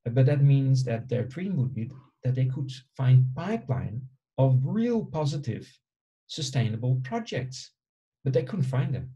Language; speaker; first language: English; non-native, fluent; Dutch